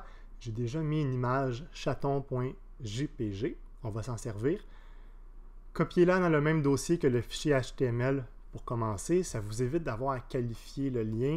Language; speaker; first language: French; native; French